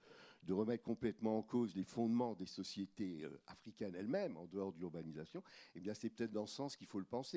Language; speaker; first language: French; native; French